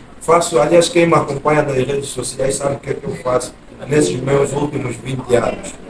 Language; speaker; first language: Portuguese; native; Portuguese